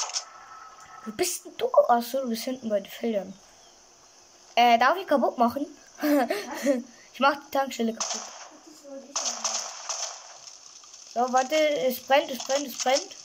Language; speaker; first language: German; native; German